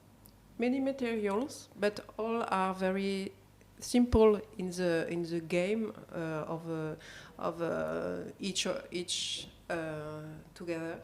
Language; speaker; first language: English; non-native, learner; French